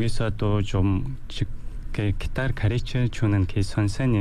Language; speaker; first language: Korean; non-native, learner; Mongolian